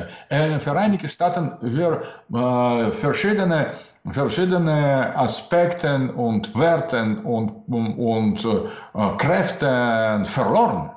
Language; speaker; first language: German; non-native, learner; Russian